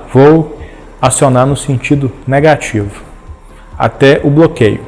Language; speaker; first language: Portuguese; native; Portuguese